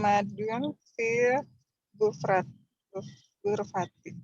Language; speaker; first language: Arabic; non-native, learner; Indonesian